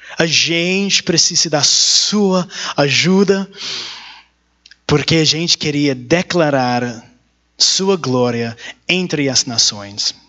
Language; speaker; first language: Portuguese; non-native, learner; English